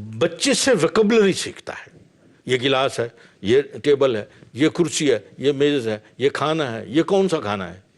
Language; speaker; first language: Urdu; non-native, local second language; Punjabi